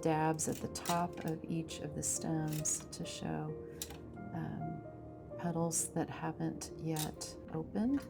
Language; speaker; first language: English; native; English